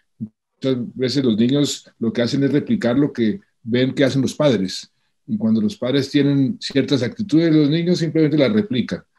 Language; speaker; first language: Spanish; native; Spanish